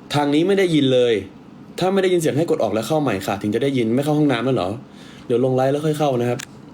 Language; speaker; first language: Thai; native; Thai